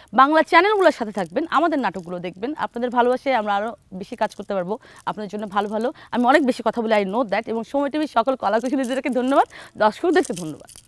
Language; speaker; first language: Bangla; native; Bangla